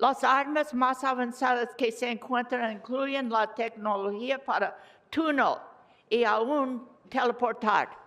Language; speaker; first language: Spanish; non-native, learner; English